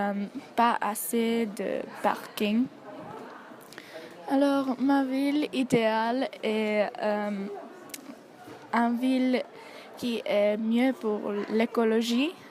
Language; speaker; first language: French; non-native, learner; English